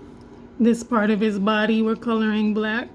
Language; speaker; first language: English; native; English